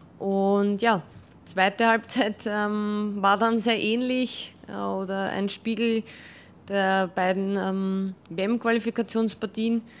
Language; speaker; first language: German; native; German